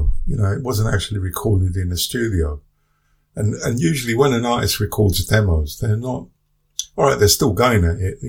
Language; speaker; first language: English; native; English